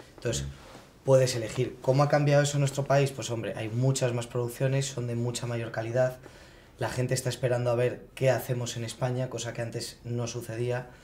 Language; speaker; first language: Spanish; native; Spanish